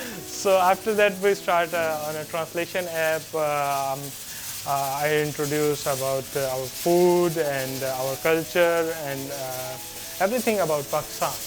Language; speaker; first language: English; non-native, learner; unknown